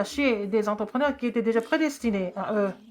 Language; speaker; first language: French; non-native, fluent; Korean